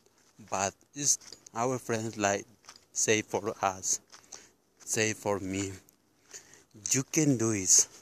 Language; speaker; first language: English; non-native, learner; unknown